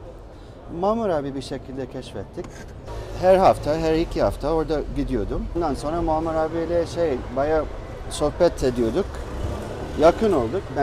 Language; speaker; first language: Turkish; non-native, learner; Japanese